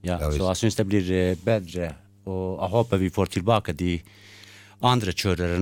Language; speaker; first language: Norwegian; non-native, fluent; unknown